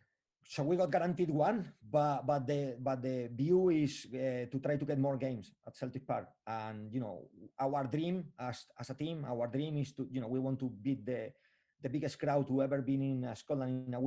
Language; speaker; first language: English; non-native, fluent; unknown